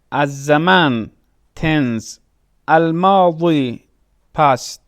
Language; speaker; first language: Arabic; non-native, fluent; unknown